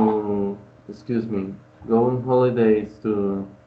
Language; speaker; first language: English; non-native, learner; Spanish